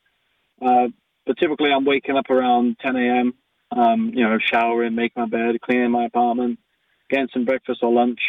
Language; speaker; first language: English; native; English